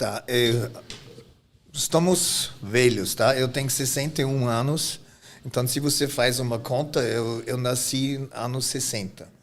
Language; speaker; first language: Portuguese; non-native, fluent; German